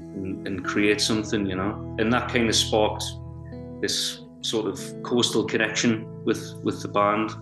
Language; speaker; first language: English; native; English